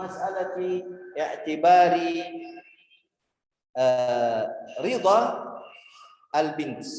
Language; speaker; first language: Arabic; non-native, fluent; Indonesian